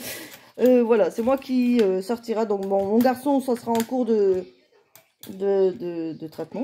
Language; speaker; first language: French; native; French